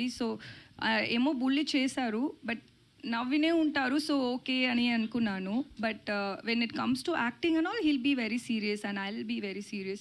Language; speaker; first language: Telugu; non-native, learner; Tamil